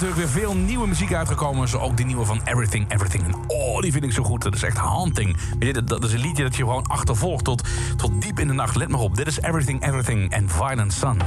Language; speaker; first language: Dutch; native; Dutch